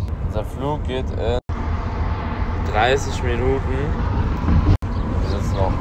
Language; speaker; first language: German; native; German